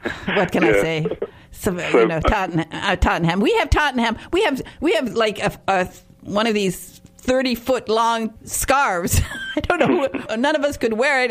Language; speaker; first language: English; native; English